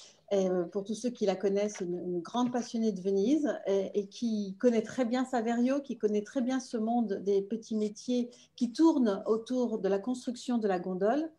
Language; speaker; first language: French; native; French